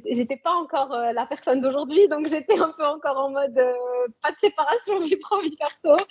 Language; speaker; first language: French; non-native, local second language; Arabic